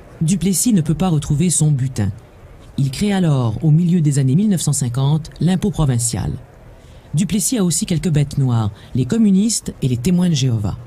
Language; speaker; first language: French; native; French